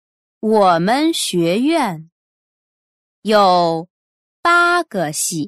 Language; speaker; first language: Chinese; non-native, learner; Russian